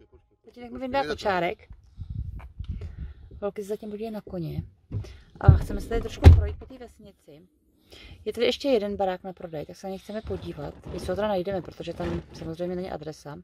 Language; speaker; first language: Czech; native; Czech